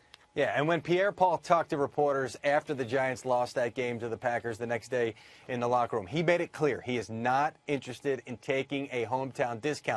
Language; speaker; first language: English; native; English